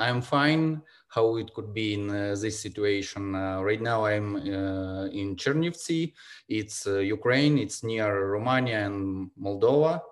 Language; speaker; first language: English; non-native, learner; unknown